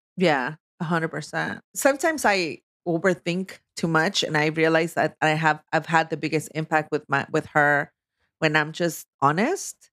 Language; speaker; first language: English; non-native, fluent; Spanish